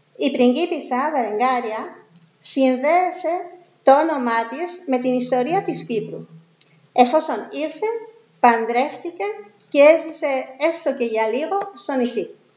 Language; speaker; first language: Greek; non-native, fluent; Spanish